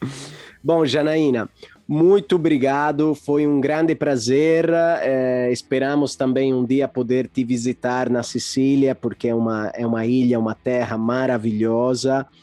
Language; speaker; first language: Portuguese; non-native, fluent; Italian